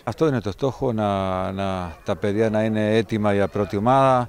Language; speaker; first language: Greek; non-native, learner; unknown